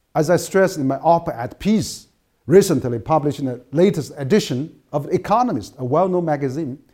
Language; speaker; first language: English; non-native, fluent; Chinese